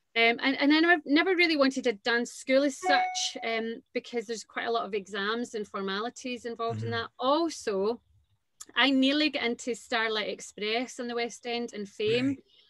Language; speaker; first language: English; native; English